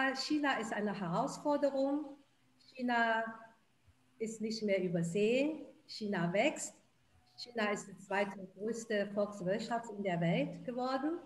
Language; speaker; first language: German; non-native, fluent; Chinese